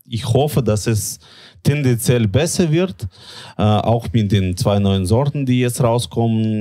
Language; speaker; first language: German; non-native, fluent; Latvian